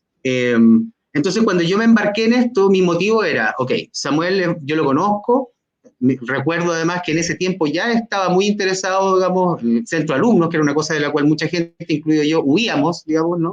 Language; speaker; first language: Spanish; native; Spanish